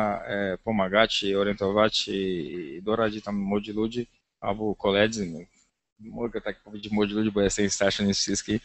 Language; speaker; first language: Polish; non-native, learner; Portuguese